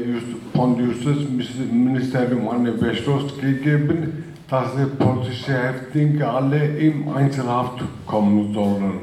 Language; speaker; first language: German; non-native, fluent; Turkish